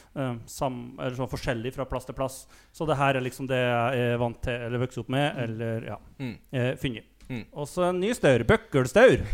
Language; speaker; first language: Norwegian; native; Norwegian